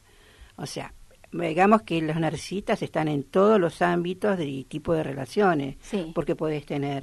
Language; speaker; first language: Spanish; native; Spanish